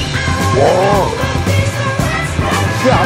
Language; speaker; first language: Korean; native; Korean